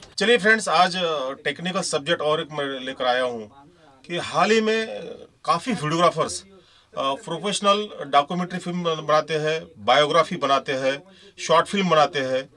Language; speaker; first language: Hindi; non-native, local second language; Marathi